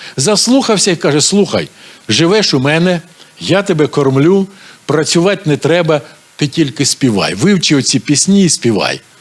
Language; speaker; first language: Ukrainian; non-native, local second language; Russian